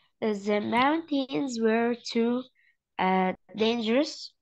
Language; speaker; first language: English; non-native, learner; Arabic